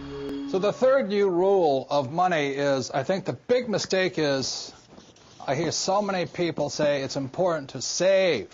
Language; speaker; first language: English; native; English